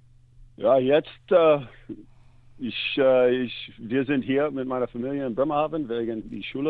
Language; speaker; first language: German; non-native, learner; English